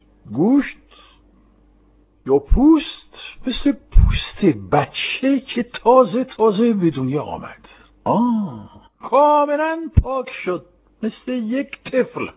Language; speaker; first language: Persian; non-native, fluent; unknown